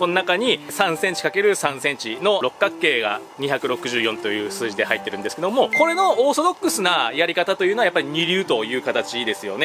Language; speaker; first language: Japanese; native; Japanese